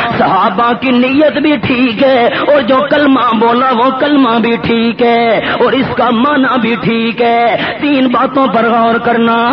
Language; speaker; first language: Urdu; non-native, local second language; Pashto